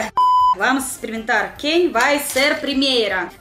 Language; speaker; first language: Portuguese; non-native, learner; Russian